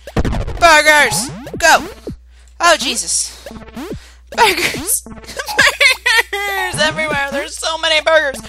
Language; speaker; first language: English; native; English